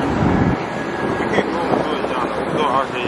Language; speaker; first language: Chinese; native; Chinese